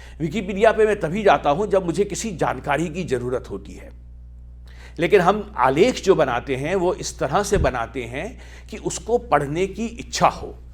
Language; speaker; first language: Hindi; native; Hindi